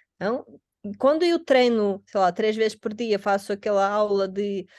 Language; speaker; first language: Portuguese; non-native, fluent; Russian